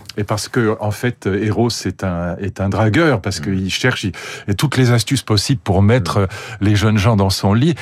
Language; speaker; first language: French; native; French